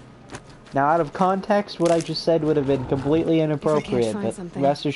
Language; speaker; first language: English; native; English